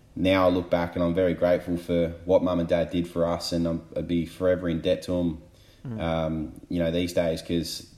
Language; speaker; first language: English; native; English